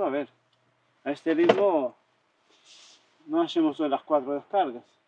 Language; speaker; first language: Spanish; native; Spanish